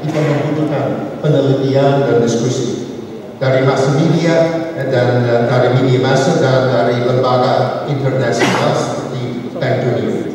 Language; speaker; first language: Malay; non-native, fluent; English